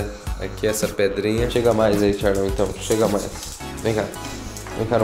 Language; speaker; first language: Portuguese; native; Portuguese